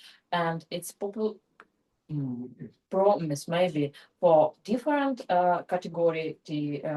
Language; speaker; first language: English; non-native, learner; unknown